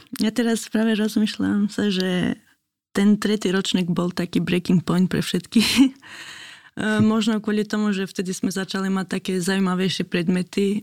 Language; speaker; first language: Slovak; non-native, fluent; Albanian